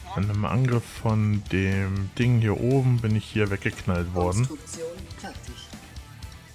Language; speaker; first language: German; native; German